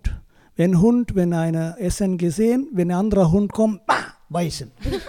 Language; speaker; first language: German; non-native, learner; Tamil